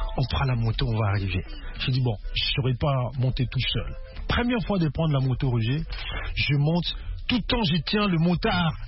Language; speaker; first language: French; non-native, local second language; Lingala